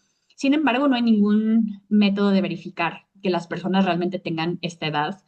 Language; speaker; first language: Spanish; native; Spanish